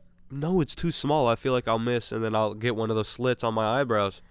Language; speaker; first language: English; native; English